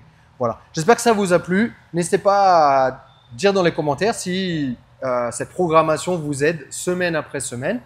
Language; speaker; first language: French; native; French